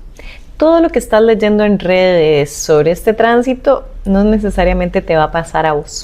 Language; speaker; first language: Spanish; native; Spanish